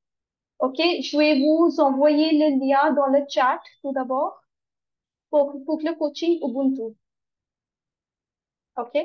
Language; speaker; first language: French; non-native, learner; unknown